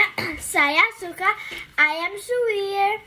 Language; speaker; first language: Indonesian; early bilingual, heritage; English